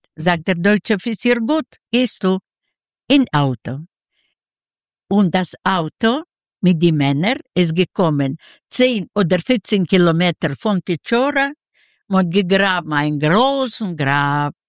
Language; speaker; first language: German; non-native, learner; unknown